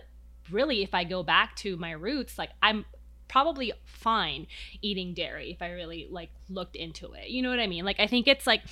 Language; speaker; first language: English; non-native, local second language; Filipino